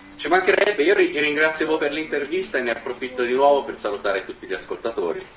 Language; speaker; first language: Italian; native; Italian